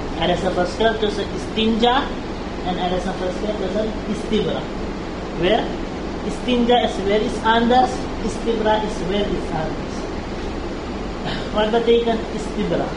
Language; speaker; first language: Dutch; early bilingual, heritage; Urdu